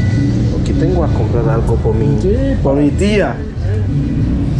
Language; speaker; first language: Spanish; non-native, learner; Haitian Creole